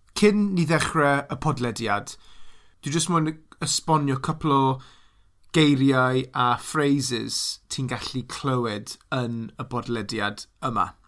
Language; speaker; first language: Welsh; non-native, local second language; English